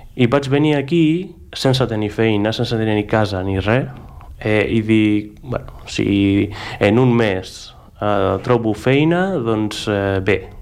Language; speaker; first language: Catalan; non-native, fluent; Greek